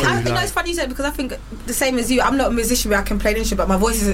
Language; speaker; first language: English; native; English